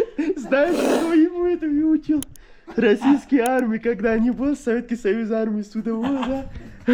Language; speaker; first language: Russian; non-native, learner; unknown